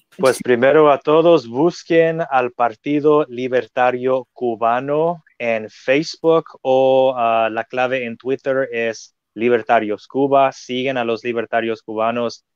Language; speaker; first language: Spanish; non-native, fluent; English